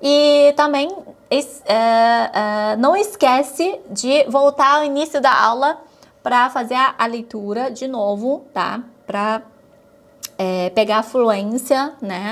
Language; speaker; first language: Portuguese; non-native, fluent; Chinese